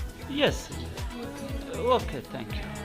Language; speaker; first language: English; non-native, learner; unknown